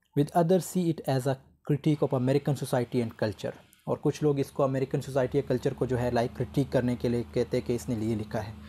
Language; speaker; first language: Urdu; native; Urdu